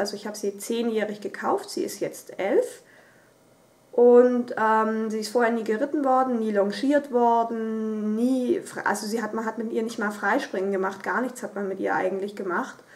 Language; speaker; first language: German; native; German